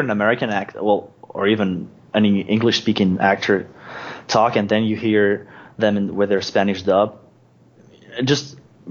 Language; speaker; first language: English; non-native, fluent; Spanish